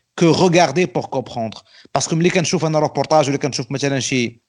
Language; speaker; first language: French; non-native, local second language; Arabic